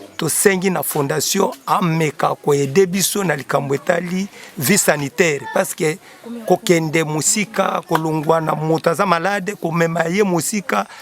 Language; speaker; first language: Lingala; native; Lingala